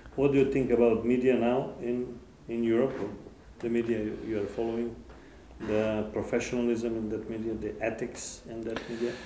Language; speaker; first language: English; non-native, fluent; Macedonian